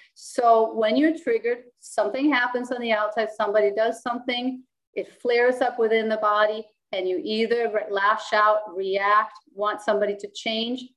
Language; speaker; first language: English; non-native, fluent; Danish